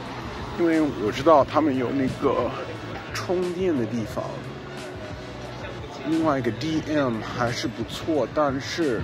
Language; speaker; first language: Chinese; non-native, learner; English